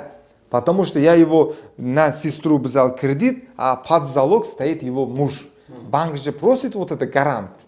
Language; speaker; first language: Russian; non-native, local second language; Uzbek